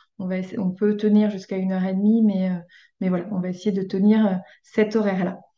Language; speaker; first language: French; native; French